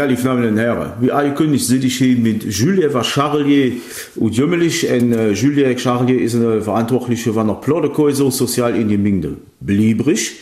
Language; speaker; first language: German; native; German